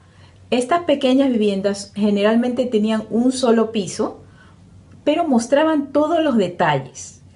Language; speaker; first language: Spanish; native; Spanish